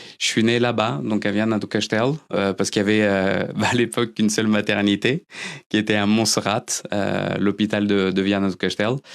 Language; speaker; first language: French; early bilingual, other home language; Portuguese